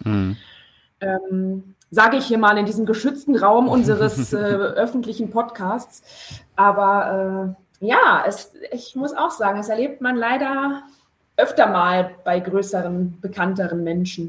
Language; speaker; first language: German; native; German